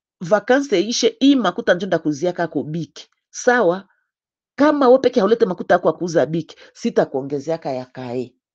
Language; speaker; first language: Swahili; native; Swahili